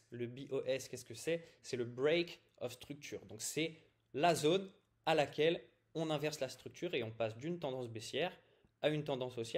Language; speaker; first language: French; native; French